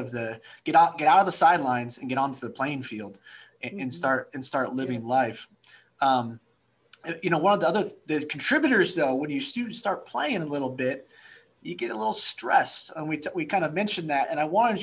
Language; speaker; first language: English; native; English